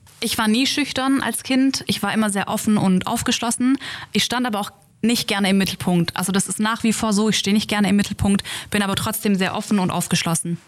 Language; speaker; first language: German; native; German